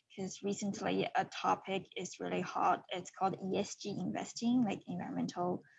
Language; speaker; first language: English; non-native, fluent; Chinese